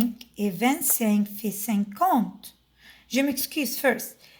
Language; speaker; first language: French; non-native, fluent; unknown